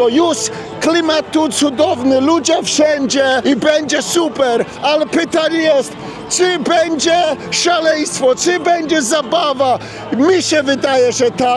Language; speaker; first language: Polish; non-native, learner; English